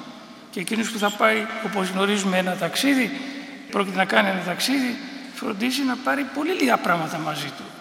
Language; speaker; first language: Greek; native; Greek